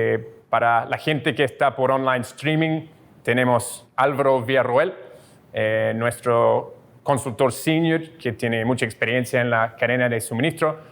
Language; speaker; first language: Spanish; non-native, fluent; English